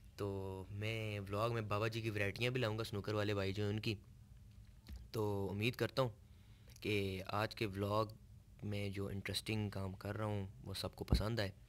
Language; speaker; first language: Urdu; non-native, local second language; Punjabi